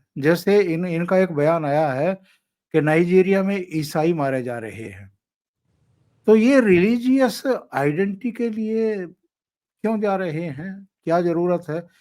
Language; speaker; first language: Hindi; native; Hindi